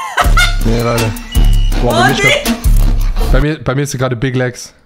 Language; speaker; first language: German; native; German